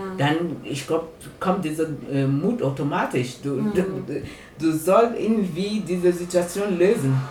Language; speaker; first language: German; non-native, fluent; French